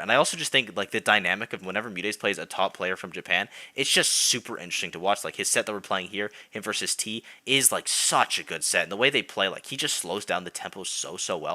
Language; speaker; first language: English; native; English